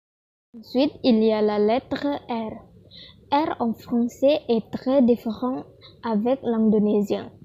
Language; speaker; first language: French; non-native, learner; Indonesian